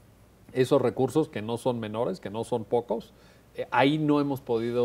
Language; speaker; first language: Spanish; native; Spanish